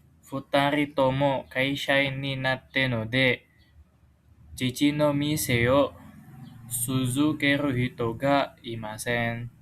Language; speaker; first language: Japanese; non-native, fluent; Indonesian